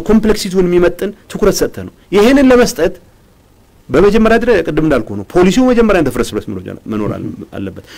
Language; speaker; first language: Amharic; non-native, local second language; Tigrinya